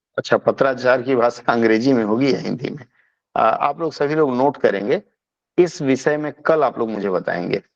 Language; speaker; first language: Hindi; native; Hindi